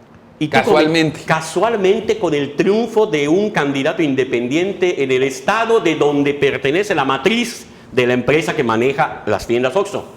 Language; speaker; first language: Spanish; native; Spanish